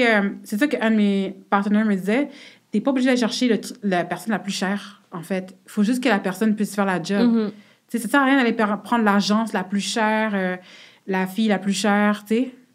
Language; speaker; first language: French; native; French